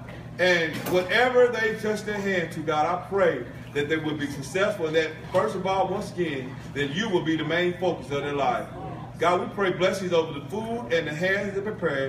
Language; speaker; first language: English; native; English